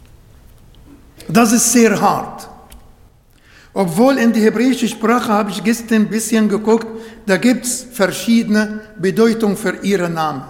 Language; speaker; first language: German; non-native, fluent; Arabic